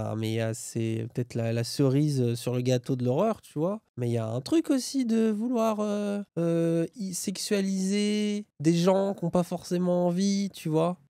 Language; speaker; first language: French; native; French